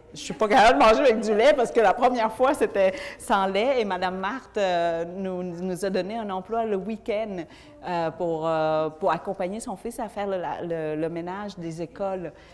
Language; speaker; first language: French; early bilingual, other home language; Vietnamese